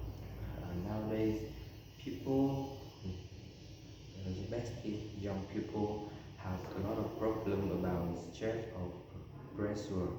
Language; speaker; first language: English; non-native, learner; Vietnamese